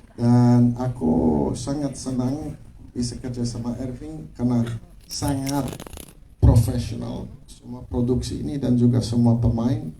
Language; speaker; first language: Indonesian; non-native, fluent; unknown